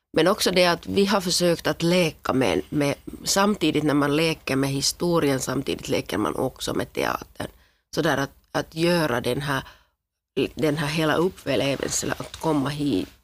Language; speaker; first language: Swedish; non-native, local second language; Finnish